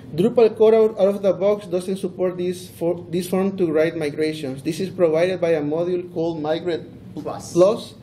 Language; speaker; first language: English; non-native, fluent; Spanish